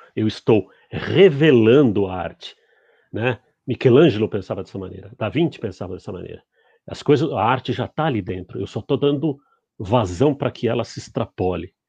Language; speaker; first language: Portuguese; early bilingual, other home language; Spanish